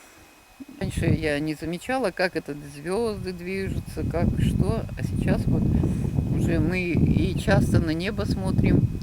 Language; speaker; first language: Russian; native; Russian